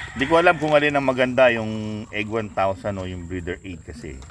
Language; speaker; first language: Filipino; non-native, local second language; Pampanga